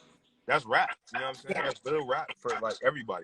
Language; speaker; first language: English; native; English